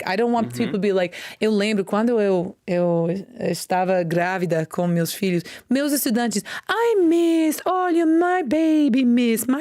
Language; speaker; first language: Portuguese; non-native, learner; English